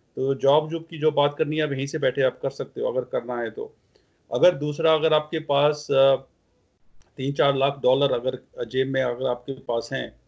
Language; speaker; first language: Hindi; non-native, local second language; Punjabi